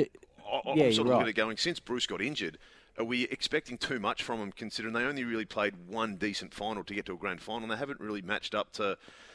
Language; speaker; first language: English; native; English